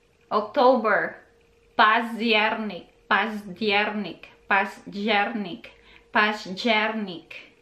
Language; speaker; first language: Polish; non-native, learner; Filipino